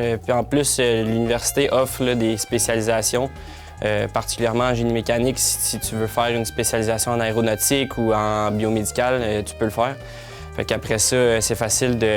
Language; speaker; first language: French; native; French